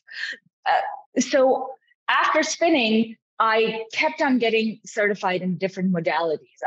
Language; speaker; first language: English; non-native, local second language; Urdu